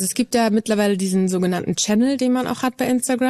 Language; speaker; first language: German; native; German